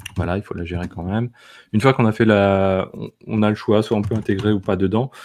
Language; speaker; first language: French; native; French